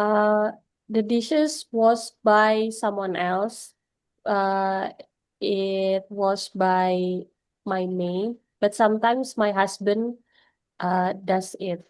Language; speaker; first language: English; non-native, learner; Indonesian